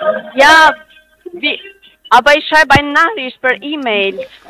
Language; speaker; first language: German; non-native, learner; Spanish